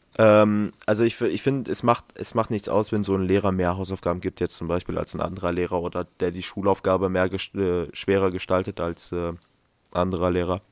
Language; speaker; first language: German; non-native, fluent; Romanian